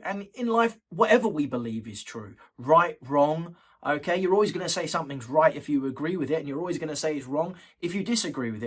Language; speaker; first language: English; native; English